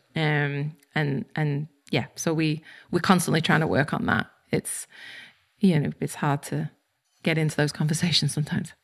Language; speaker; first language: English; native; English